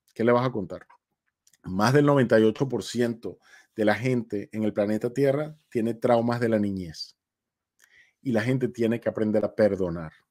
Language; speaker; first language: Spanish; native; Spanish